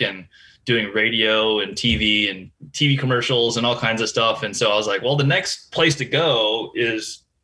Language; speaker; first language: English; native; English